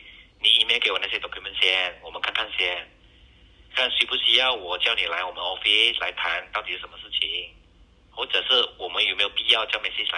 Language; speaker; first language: Chinese; native; Chinese